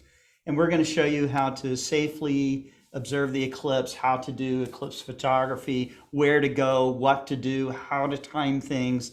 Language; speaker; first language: English; native; English